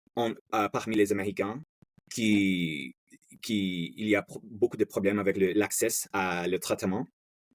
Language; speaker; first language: French; non-native, learner; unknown